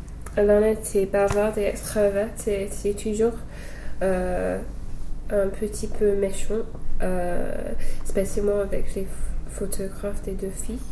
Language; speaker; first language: French; non-native, learner; English